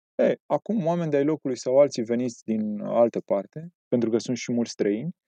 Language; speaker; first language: Romanian; native; Romanian